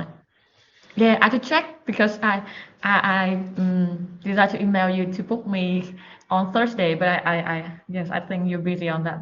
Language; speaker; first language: English; non-native, learner; Vietnamese